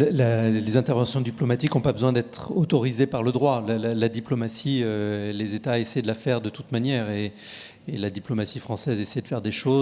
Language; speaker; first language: French; native; French